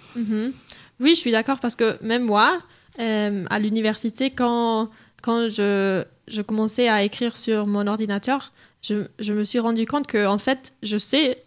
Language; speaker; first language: French; non-native, fluent; German